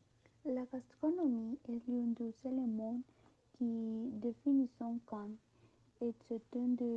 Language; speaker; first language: French; non-native, learner; Spanish